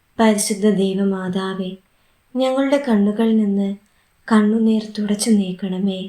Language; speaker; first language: Malayalam; native; Malayalam